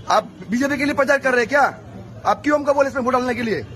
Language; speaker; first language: Hindi; non-native, local second language; Bangla